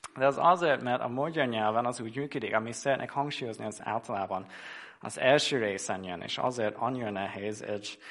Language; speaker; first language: Hungarian; non-native, fluent; English